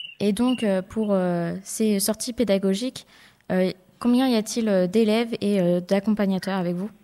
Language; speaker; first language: French; non-native, local second language; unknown